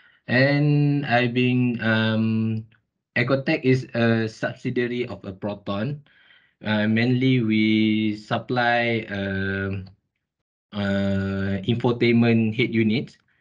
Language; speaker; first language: English; non-native, local second language; Malay